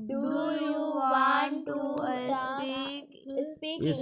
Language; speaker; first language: English; non-native, learner; Hindi